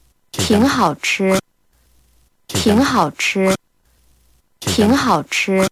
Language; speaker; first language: Chinese; non-native, learner; Korean